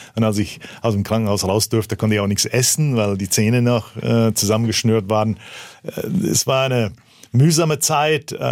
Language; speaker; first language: German; early bilingual, heritage; German